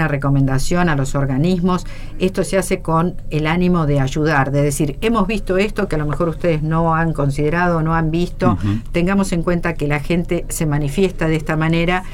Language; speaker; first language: Spanish; native; Spanish